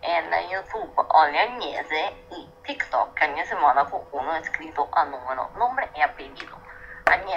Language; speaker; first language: Spanish; non-native, learner; Italian